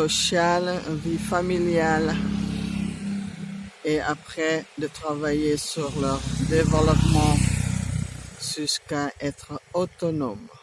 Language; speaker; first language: French; non-native, fluent; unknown